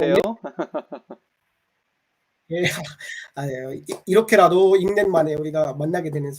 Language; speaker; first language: Korean; non-native, fluent; Bangla